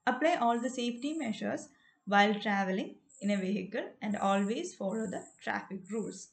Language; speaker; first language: English; non-native, local second language; Malayalam